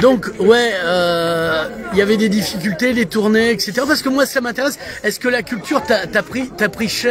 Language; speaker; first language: French; native; French